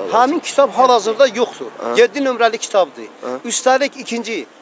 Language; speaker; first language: Azerbaijani; native; Azerbaijani